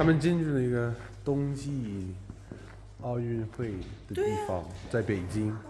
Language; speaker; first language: Chinese; non-native, learner; English